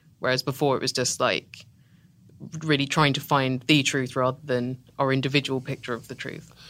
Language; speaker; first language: English; native; English